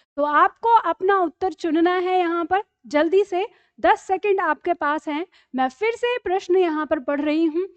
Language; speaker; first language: Hindi; native; Hindi